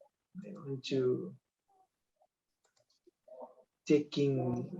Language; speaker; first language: English; non-native, learner; Indonesian